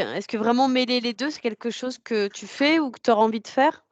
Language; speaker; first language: French; native; French